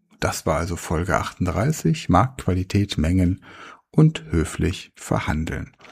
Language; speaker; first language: German; native; German